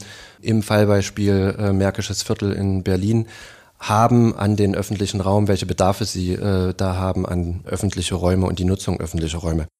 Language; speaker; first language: German; native; German